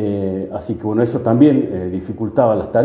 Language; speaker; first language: Spanish; native; Spanish